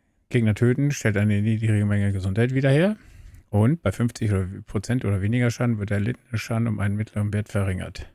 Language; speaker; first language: German; native; German